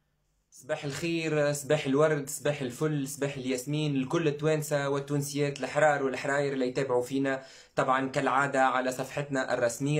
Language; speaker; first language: Arabic; native; Arabic